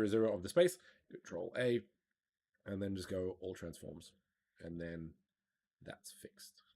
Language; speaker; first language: English; native; English